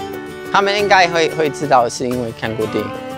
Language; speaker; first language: Chinese; non-native, fluent; English